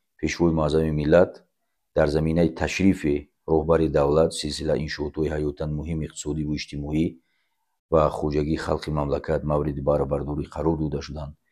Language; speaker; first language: Tajik; native; Tajik